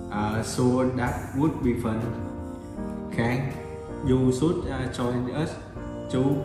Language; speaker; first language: English; non-native, learner; Vietnamese